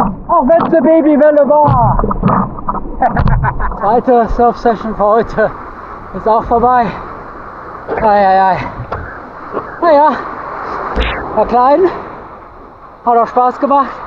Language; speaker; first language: German; native; German